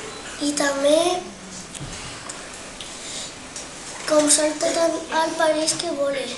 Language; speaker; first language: Catalan; non-native, local second language; Spanish